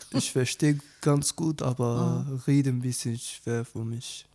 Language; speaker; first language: German; non-native, learner; Arabic